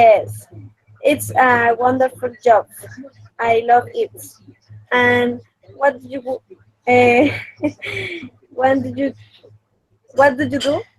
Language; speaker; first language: English; non-native, learner; Spanish